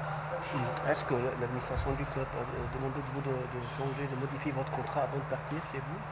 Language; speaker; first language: French; non-native, fluent; Arabic